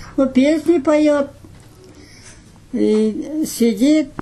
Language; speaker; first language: Russian; non-native, local second language; Kazakh